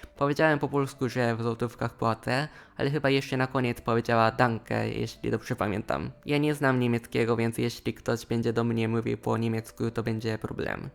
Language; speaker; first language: Polish; non-native, fluent; Japanese